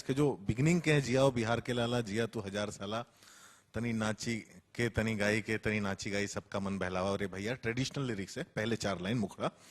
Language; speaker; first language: Hindi; native; Hindi